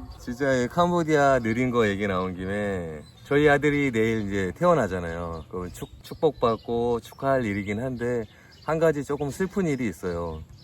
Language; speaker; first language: Korean; native; Korean